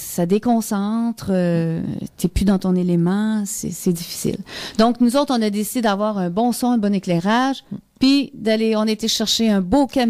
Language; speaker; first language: French; native; French